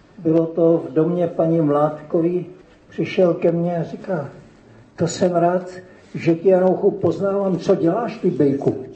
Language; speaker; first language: Czech; native; Czech